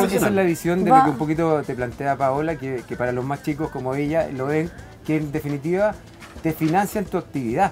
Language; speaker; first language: Spanish; native; Spanish